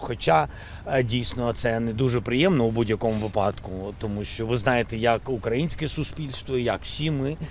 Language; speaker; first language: Ukrainian; non-native, local second language; Russian